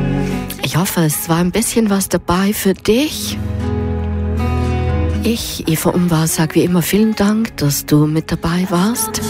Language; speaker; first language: German; native; German